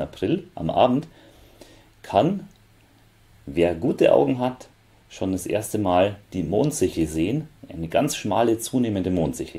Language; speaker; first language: German; native; German